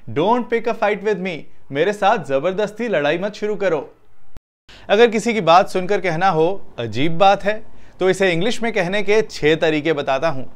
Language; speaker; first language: Hindi; native; Hindi